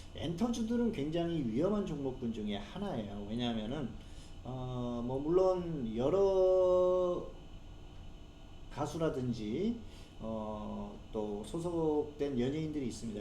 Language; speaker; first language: Korean; native; Korean